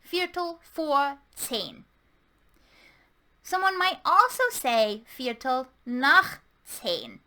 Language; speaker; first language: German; non-native, fluent; English